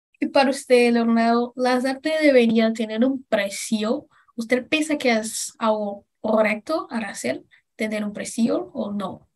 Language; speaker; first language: Spanish; non-native, learner; Portuguese